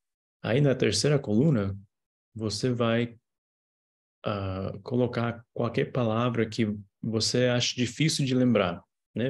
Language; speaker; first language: Portuguese; non-native, fluent; English